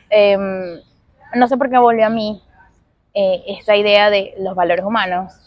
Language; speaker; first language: Spanish; native; Spanish